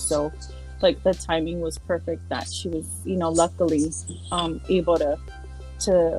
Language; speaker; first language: English; early bilingual, other home language; Spanish